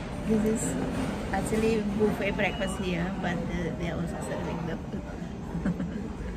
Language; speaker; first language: English; non-native, learner; Indonesian